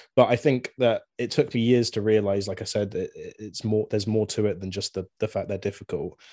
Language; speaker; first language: English; native; English